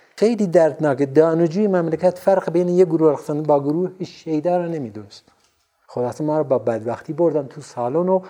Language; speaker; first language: Persian; non-native, local second language; Central Kurdish